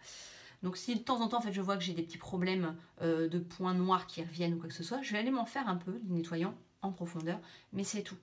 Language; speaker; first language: French; native; French